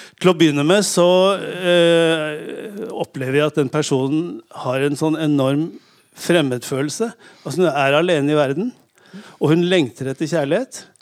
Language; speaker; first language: Norwegian; native; Norwegian